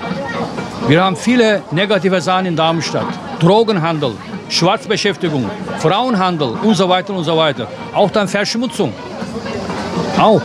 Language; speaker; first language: German; non-native, fluent; Turkish